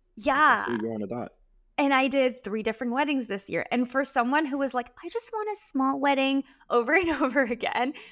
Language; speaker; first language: English; early bilingual, other home language; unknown